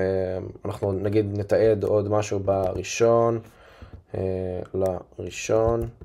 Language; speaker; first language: Hebrew; native; Hebrew